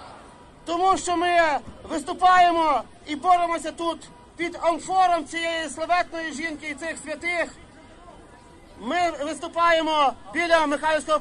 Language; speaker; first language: Ukrainian; native; Ukrainian